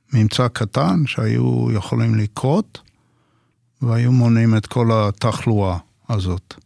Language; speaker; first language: Hebrew; non-native, fluent; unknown